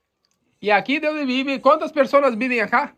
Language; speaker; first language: Spanish; non-native, learner; Portuguese